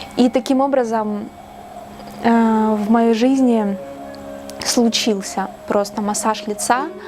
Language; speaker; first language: Russian; native; Russian